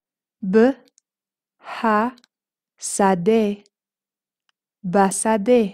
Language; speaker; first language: Hebrew; non-native, fluent; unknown